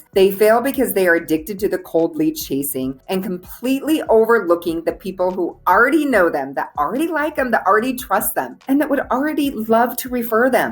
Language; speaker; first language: English; native; English